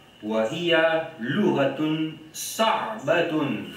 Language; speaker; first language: Arabic; non-native, fluent; Morisyen